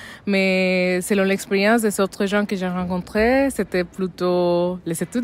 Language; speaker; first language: French; non-native, fluent; Spanish